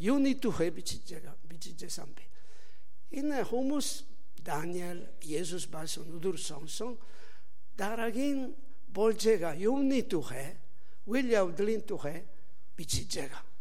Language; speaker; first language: Mongolian; non-native, learner; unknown